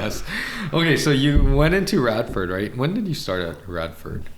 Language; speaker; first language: English; native; English